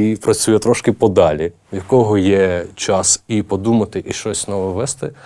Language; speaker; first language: Ukrainian; native; Ukrainian